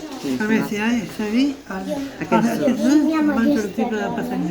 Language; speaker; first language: Catalan; non-native, local second language; Spanish